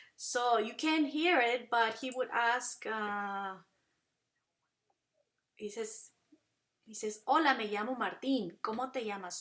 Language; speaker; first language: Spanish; non-native, fluent; Korean